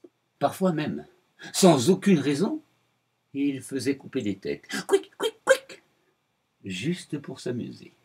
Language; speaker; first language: French; native; French